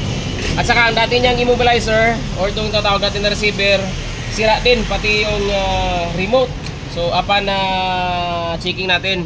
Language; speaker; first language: Filipino; native; Filipino